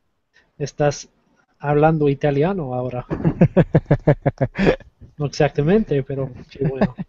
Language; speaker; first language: Spanish; non-native, learner; English